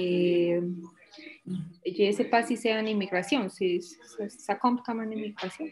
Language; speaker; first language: French; non-native, learner; Spanish